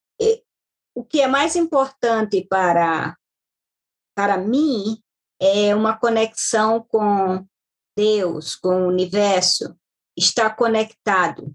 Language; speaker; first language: Portuguese; native; Portuguese